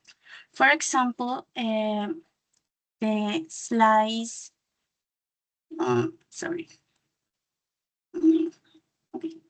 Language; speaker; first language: English; non-native, learner; Spanish